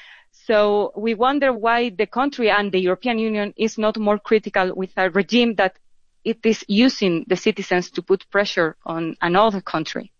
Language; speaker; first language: English; non-native, fluent; Spanish